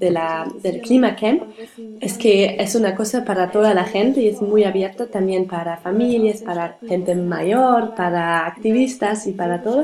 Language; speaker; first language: Spanish; non-native, learner; German